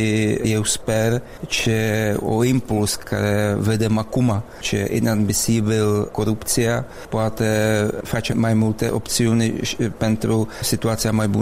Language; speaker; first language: Romanian; non-native, learner; Czech